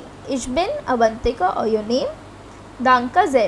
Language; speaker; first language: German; non-native, fluent; Hindi